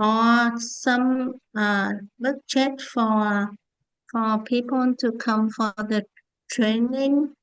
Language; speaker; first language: English; non-native, learner; Vietnamese